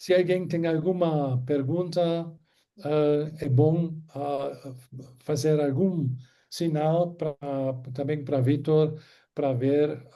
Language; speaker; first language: Portuguese; non-native, fluent; German